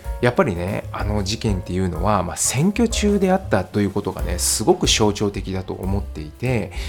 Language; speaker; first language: Japanese; native; Japanese